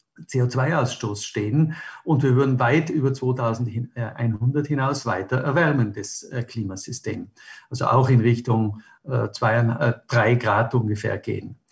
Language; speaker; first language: German; native; German